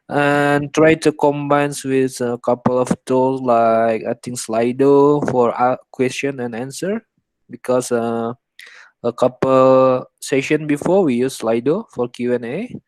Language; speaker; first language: English; non-native, learner; Indonesian